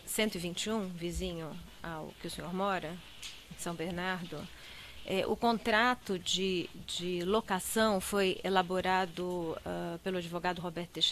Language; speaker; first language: Portuguese; native; Portuguese